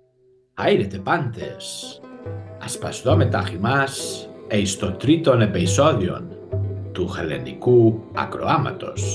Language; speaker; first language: Greek; non-native, learner; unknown